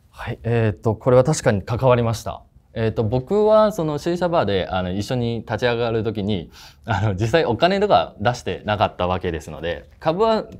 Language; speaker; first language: Japanese; non-native, fluent; Chinese